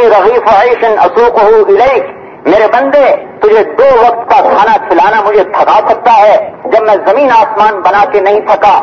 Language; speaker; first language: Urdu; non-native, local second language; Punjabi